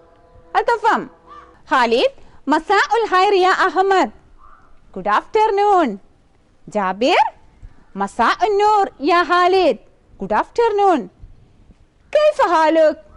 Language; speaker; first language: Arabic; non-native, fluent; Malayalam